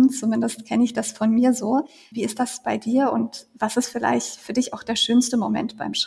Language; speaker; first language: German; native; German